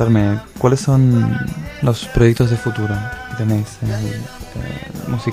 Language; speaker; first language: Spanish; native; Spanish